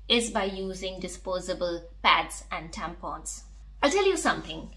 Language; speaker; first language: English; non-native, local second language; Bangla